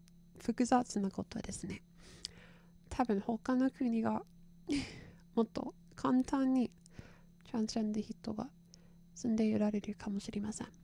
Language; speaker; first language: Japanese; non-native, learner; English